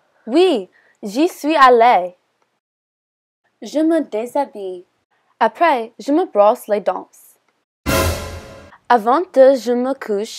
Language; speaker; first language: French; non-native, learner; English